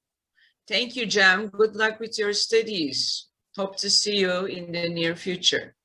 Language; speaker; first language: English; non-native, fluent; Turkish